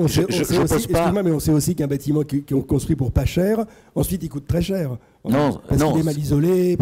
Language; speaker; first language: French; native; French